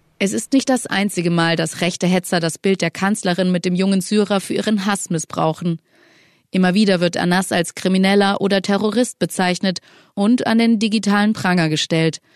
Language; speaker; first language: German; non-native, learner; Arabic